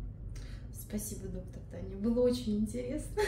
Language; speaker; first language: Russian; native; Russian